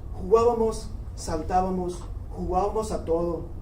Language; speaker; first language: Spanish; early bilingual, heritage; Spanish